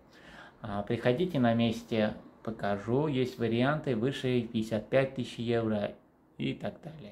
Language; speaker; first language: Russian; non-native, fluent; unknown